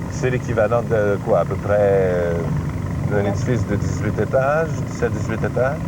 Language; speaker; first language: French; native; French